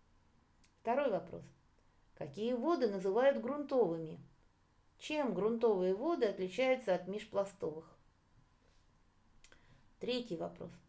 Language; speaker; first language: Russian; native; Russian